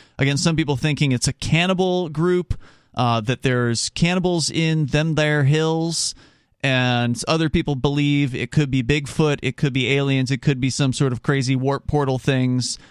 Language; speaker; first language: English; native; English